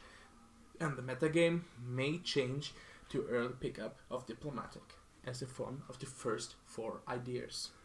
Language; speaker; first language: English; non-native, fluent; German